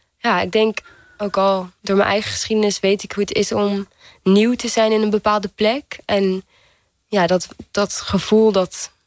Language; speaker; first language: Dutch; early bilingual, heritage; Dutch